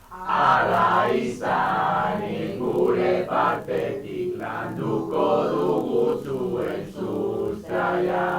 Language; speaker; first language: Basque; non-native, learner; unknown